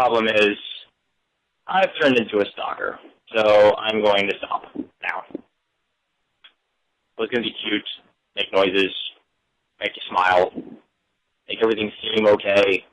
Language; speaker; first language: English; native; English